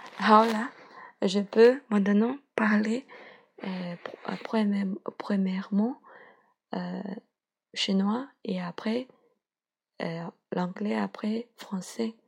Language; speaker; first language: French; non-native, learner; Chinese